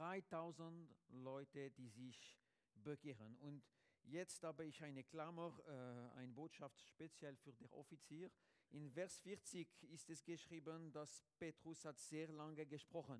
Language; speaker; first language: German; non-native, learner; French